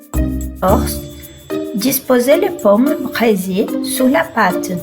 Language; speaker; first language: French; non-native, learner; Portuguese